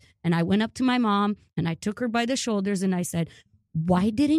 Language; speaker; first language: English; early bilingual, other home language; Ukrainian